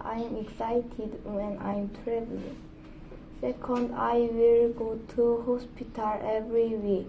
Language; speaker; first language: English; non-native, learner; Korean